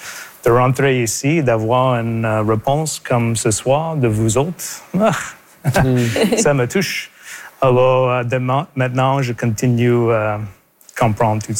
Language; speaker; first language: French; non-native, local second language; English